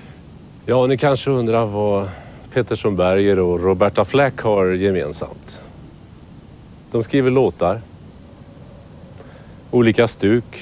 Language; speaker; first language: Swedish; native; Swedish